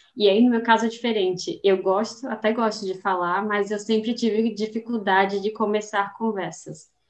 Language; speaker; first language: Portuguese; native; Portuguese